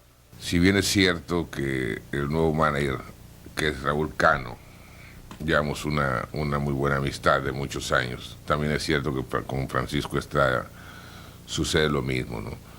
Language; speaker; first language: Spanish; native; Spanish